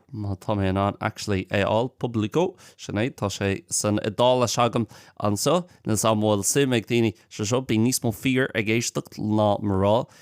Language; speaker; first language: Irish; native; Irish